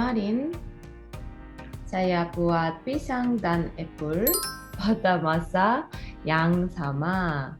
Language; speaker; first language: Indonesian; non-native, learner; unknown